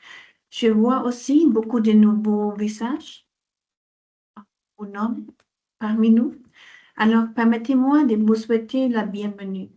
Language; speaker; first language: French; non-native, fluent; Dutch